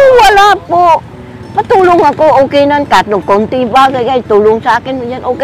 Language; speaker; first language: Filipino; non-native, learner; Vietnamese